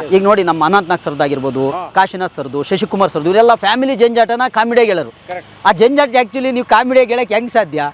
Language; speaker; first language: Kannada; native; Kannada